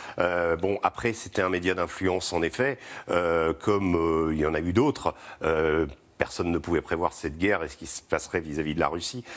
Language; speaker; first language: French; native; French